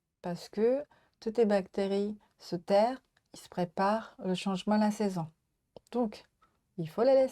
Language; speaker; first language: French; non-native, learner; Japanese